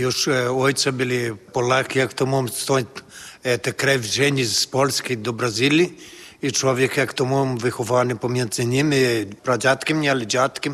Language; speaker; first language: Polish; early bilingual, heritage; Polish